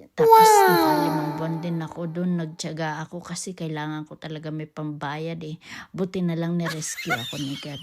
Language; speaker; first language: Filipino; non-native, local second language; Cebuano